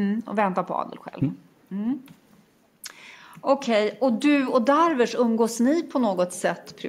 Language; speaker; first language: Swedish; native; Swedish